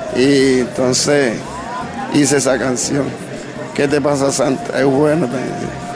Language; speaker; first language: Spanish; native; Spanish